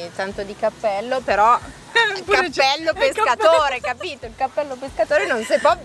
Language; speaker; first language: Italian; native; Italian